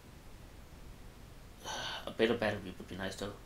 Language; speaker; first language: English; non-native, fluent; Danish